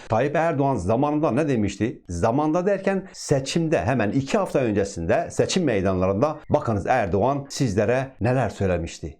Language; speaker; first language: Turkish; native; Turkish